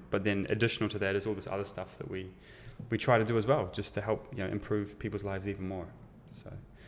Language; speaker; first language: English; native; English